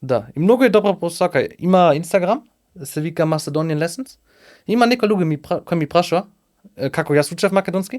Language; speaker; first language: Macedonian; non-native, learner; German